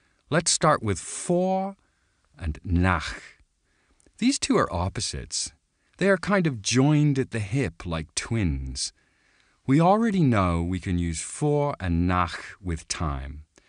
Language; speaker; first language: English; native; English